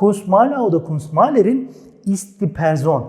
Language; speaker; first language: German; non-native, fluent; Turkish